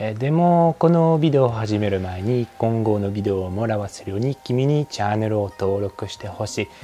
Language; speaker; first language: Japanese; non-native, learner; French